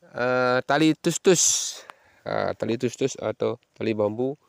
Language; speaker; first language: Indonesian; non-native, local second language; Balinese